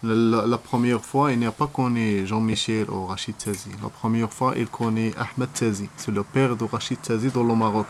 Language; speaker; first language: French; non-native, local second language; Arabic